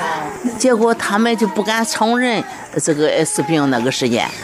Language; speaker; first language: Chinese; native; Chinese